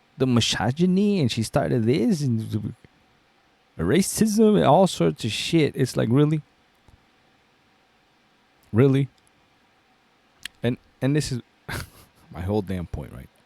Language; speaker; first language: English; native; English